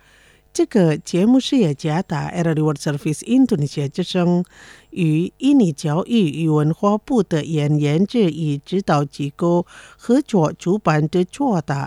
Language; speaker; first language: Chinese; non-native, fluent; Indonesian